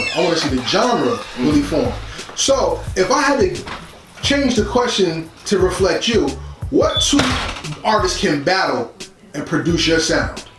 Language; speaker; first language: English; native; English